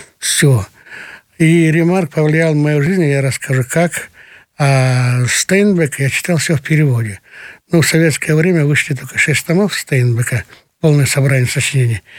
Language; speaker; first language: Russian; non-native, local second language; Kyrgyz